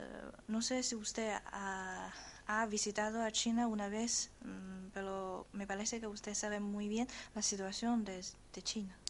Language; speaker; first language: Spanish; non-native, learner; Chinese